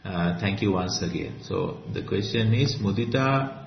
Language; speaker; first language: English; non-native, local second language; Sinhala